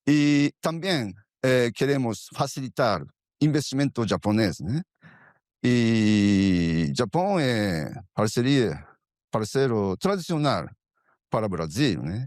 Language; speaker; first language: Portuguese; non-native, fluent; Japanese